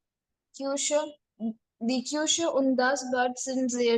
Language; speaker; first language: German; non-native, learner; Hindi